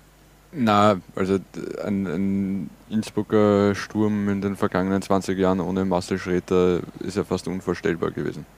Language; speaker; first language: German; native; German